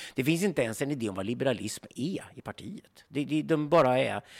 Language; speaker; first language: Swedish; native; Swedish